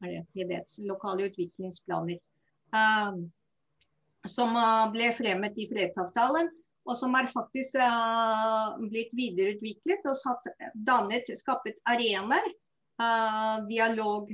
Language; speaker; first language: Norwegian; non-native, fluent; Spanish